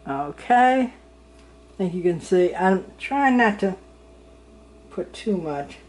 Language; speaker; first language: English; native; English